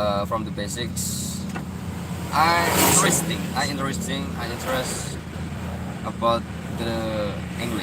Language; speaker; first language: English; non-native, learner; Indonesian